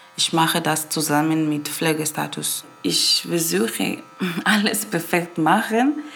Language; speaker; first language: German; non-native, fluent; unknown